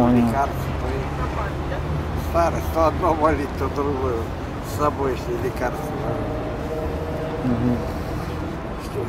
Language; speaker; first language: Russian; native; Russian